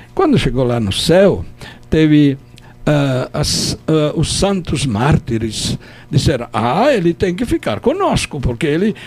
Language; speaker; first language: Portuguese; non-native, fluent; Italian